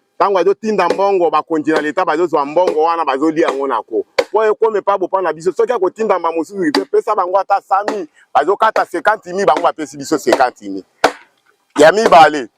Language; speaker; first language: Lingala; native; Lingala